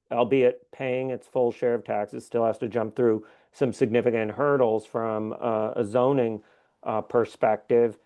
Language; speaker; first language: English; native; English